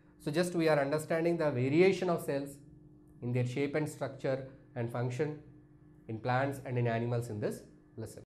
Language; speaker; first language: English; non-native, local second language; Telugu